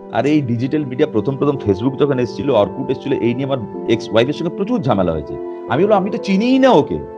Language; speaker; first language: Bangla; native; Bangla